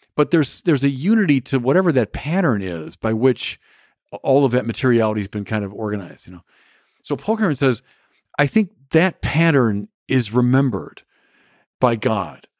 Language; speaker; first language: English; native; English